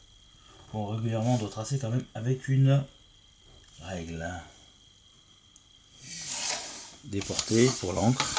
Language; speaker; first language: French; native; French